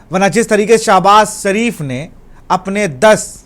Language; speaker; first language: Hindi; native; Hindi